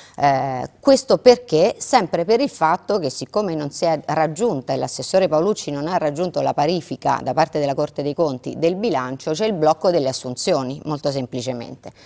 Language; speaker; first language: Italian; native; Italian